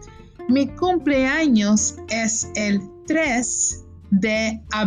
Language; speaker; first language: Spanish; non-native, fluent; English